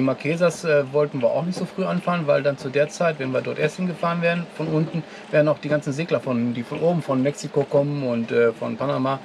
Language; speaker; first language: German; native; German